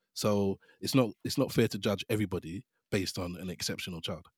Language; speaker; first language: English; native; English